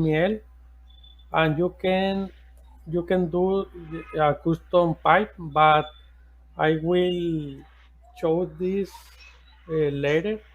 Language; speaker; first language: English; non-native, learner; Spanish